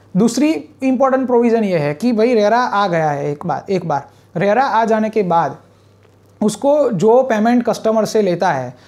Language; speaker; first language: Hindi; non-native, local second language; Gujarati